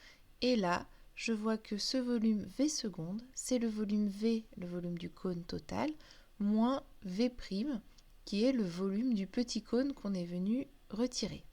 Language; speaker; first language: French; native; French